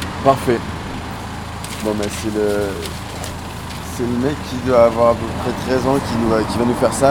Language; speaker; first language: French; native; French